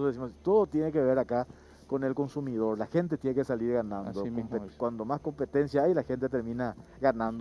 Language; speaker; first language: Spanish; native; Spanish